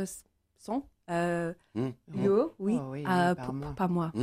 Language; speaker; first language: French; non-native, learner; English